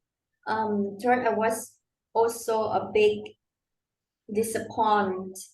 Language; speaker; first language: English; non-native, learner; Vietnamese